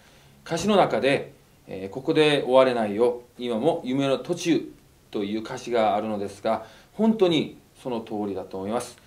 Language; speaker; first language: Japanese; native; Japanese